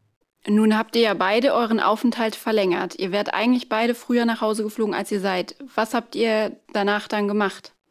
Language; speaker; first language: German; native; German